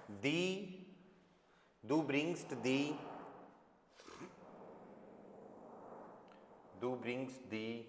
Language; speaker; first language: German; non-native, fluent; Hindi